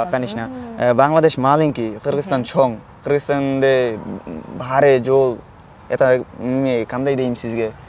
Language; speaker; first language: Kyrgyz; non-native, learner; Bangla